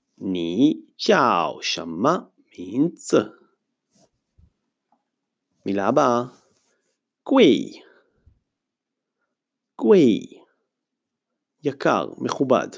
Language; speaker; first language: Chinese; non-native, fluent; Hebrew